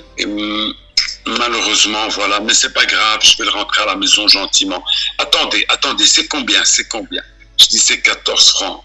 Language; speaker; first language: French; early bilingual, other home language; Arabic